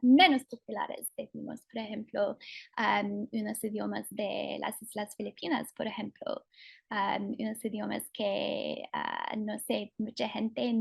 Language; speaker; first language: Spanish; non-native, fluent; English